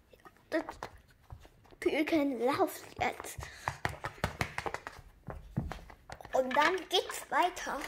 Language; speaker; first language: German; early bilingual, other home language; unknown